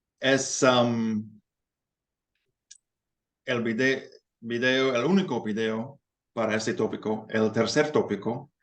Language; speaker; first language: Spanish; non-native, fluent; English